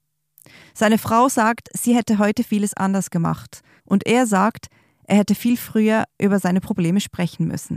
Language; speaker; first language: German; native; German